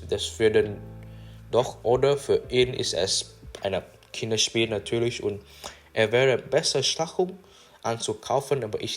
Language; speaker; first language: German; non-native, learner; English